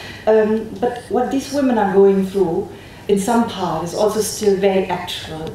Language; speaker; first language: English; non-native, fluent; German